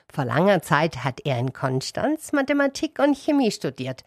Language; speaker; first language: German; native; German